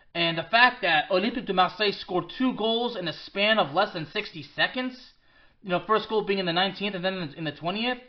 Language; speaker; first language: English; early bilingual, other home language; French